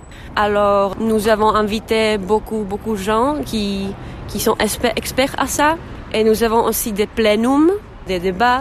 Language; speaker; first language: French; non-native, fluent; Czech